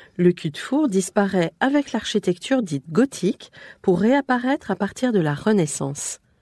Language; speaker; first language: French; native; French